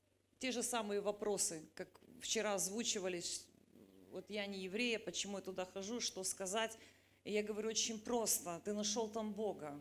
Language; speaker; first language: Russian; native; Russian